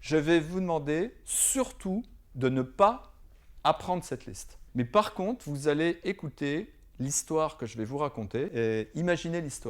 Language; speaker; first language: French; native; French